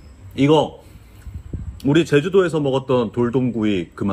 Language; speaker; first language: Korean; native; Korean